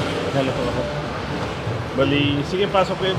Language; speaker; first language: Filipino; non-native, learner; Punjabi